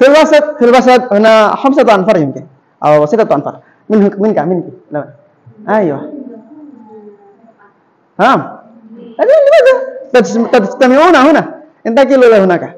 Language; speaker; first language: Arabic; non-native, fluent; Indonesian